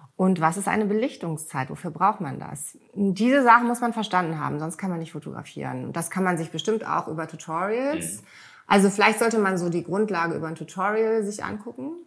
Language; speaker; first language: German; early bilingual, heritage; German